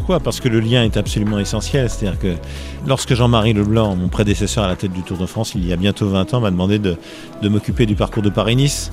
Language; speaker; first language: French; native; French